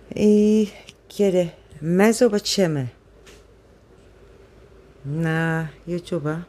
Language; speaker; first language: Polish; non-native, learner; Dutch